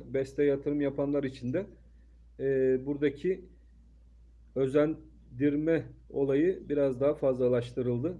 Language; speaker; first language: Turkish; native; Turkish